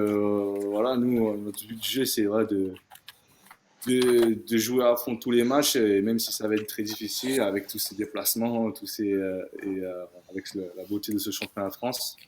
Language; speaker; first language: French; native; French